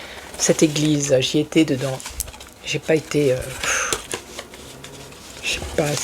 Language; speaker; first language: French; native; French